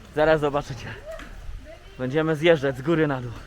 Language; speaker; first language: Polish; native; Polish